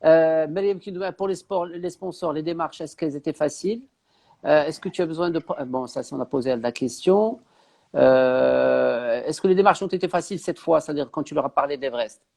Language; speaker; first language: French; non-native, local second language; Arabic